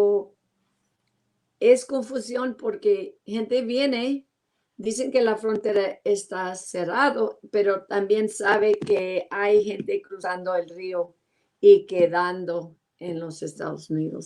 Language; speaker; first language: Spanish; non-native, learner; English